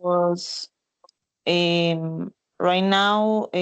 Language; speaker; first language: English; non-native, learner; Spanish